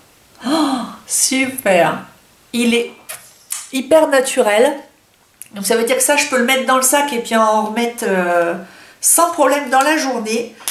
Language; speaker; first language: French; native; French